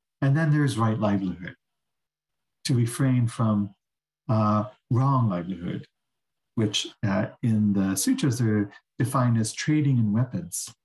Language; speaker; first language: English; native; English